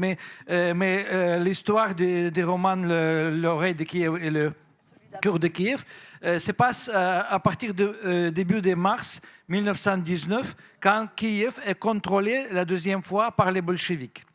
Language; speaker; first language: French; non-native, fluent; Russian